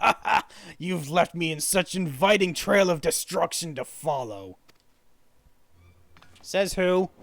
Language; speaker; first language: English; native; English